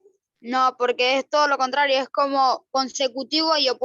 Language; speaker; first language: Spanish; native; Spanish